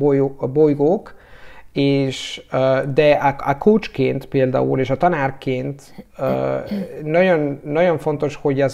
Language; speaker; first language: Hungarian; non-native, learner; Italian